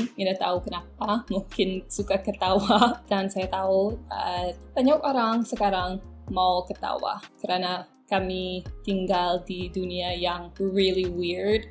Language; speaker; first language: Malay; non-native, local second language; English